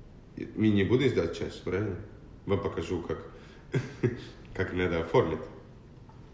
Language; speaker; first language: Russian; non-native, learner; Italian